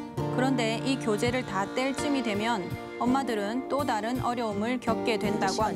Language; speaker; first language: Korean; native; Korean